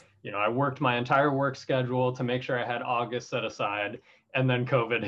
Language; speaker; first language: English; native; English